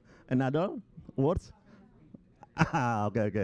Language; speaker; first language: English; non-native, local second language; Indonesian